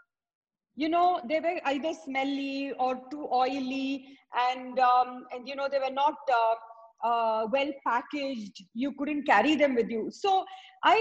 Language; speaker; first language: English; non-native, local second language; Tamil